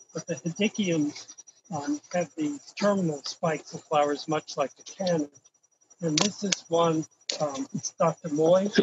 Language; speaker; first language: English; native; English